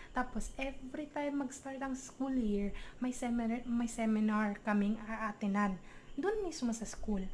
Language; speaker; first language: Filipino; non-native, local second language; Cebuano